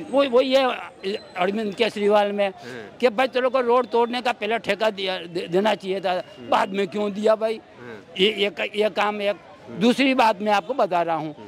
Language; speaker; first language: Hindi; non-native, local second language; Gujarati